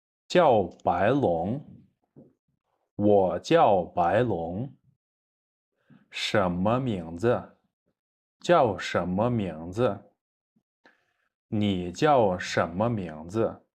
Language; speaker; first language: Chinese; non-native, fluent; Kyrgyz